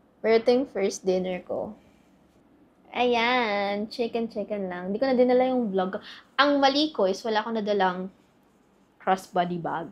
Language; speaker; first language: Filipino; native; Filipino